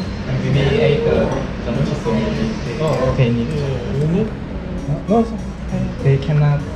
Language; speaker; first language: English; non-native, learner; Korean